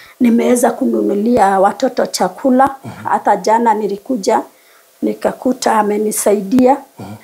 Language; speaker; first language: Swahili; non-native, local second language; Kikuyu